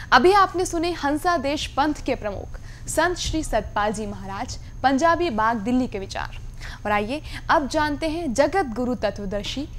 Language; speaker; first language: Hindi; native; Hindi